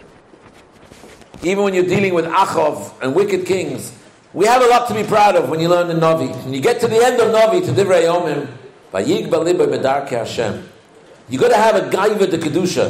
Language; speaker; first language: English; native; English